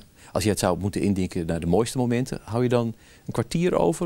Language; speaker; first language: Dutch; native; Dutch